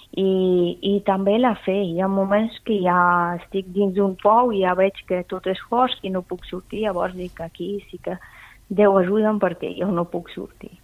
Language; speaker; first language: Catalan; non-native, fluent; Persian